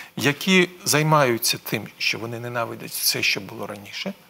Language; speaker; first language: Ukrainian; non-native, local second language; Russian